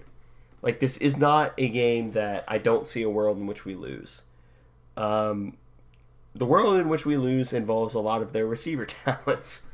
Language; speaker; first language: English; native; English